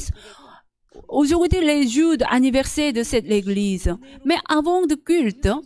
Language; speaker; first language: French; non-native, learner; Korean